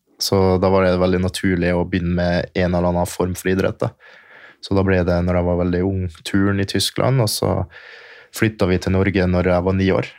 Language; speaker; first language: Norwegian; early bilingual, other home language; German